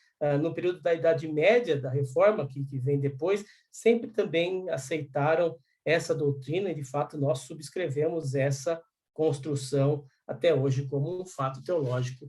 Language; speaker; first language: Portuguese; native; Portuguese